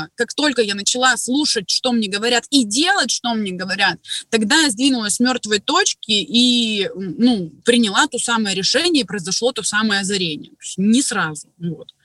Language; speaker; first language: Russian; native; Russian